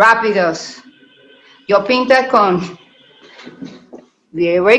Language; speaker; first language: Spanish; non-native, learner; English